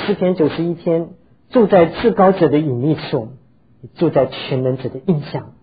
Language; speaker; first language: Chinese; native; Chinese